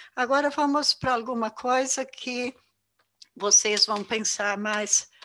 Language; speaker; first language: Portuguese; non-native, fluent; German